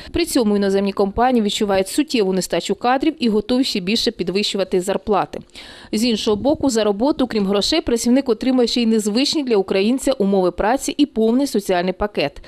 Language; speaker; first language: Ukrainian; native; Ukrainian